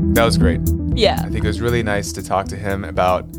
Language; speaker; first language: English; native; English